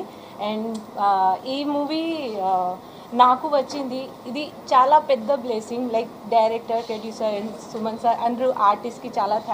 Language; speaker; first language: Telugu; non-native, learner; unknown